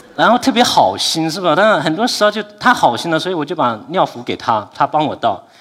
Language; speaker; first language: Chinese; native; Chinese